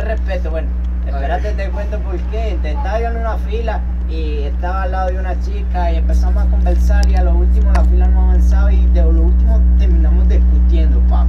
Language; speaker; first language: Spanish; native; Spanish